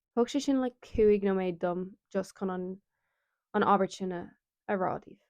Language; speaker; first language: Irish; non-native, local second language; English